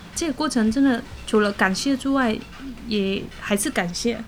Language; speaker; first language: Chinese; non-native, fluent; Khmer